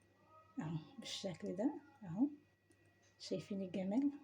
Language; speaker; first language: Arabic; native; Arabic